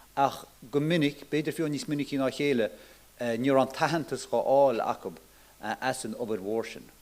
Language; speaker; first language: Irish; native; Irish